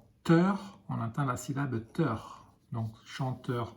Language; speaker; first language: French; native; French